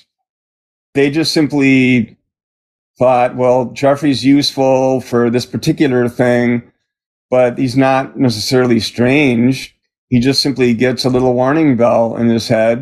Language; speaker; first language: English; native; English